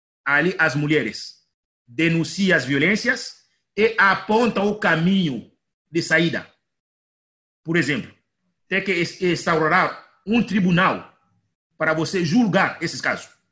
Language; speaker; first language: Portuguese; non-native, fluent; Lingala